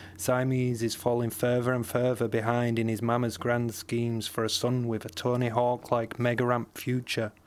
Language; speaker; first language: English; native; English